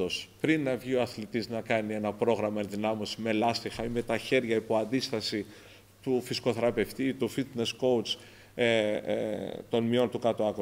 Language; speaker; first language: Greek; native; Greek